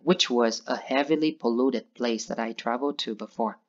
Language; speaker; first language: English; non-native, fluent; Vietnamese